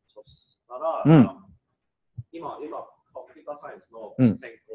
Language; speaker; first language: Japanese; non-native, learner; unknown